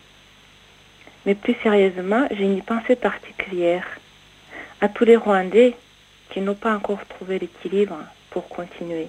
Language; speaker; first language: French; non-native, local second language; Kinyarwanda